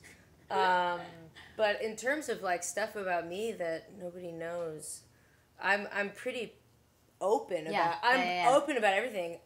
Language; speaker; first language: English; native; English